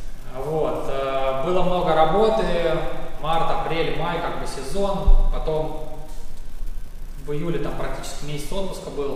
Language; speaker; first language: Russian; native; Russian